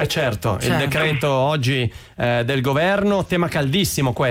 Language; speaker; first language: Italian; native; Italian